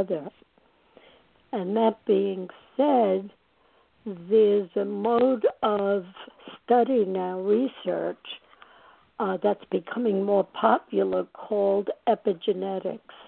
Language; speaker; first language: English; native; English